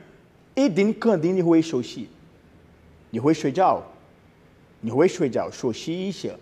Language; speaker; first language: Chinese; non-native, learner; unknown